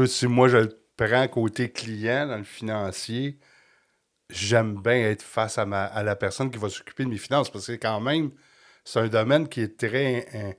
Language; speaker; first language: French; native; French